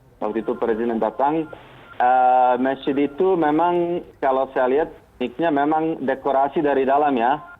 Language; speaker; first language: Indonesian; non-native, fluent; Bosnian